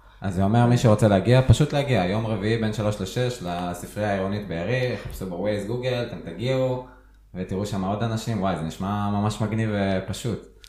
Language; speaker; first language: Hebrew; native; Hebrew